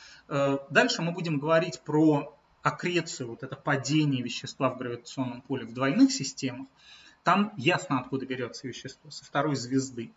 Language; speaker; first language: Russian; native; Russian